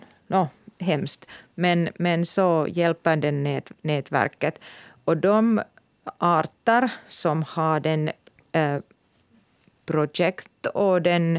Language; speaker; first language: Swedish; non-native, local second language; Finnish